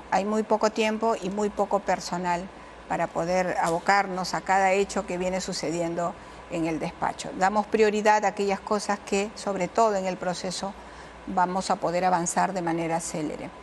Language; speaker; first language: Spanish; native; Spanish